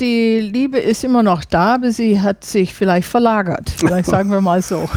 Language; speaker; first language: German; non-native, fluent; English